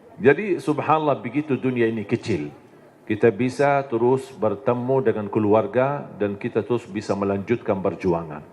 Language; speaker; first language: Indonesian; non-native, fluent; Arabic